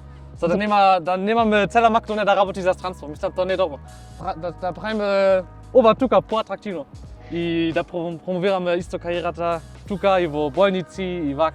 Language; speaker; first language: Macedonian; non-native, fluent; German